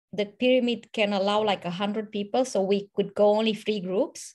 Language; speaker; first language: English; non-native, fluent; Romanian